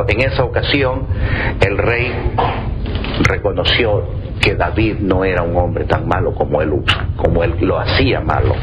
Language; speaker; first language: Spanish; native; Spanish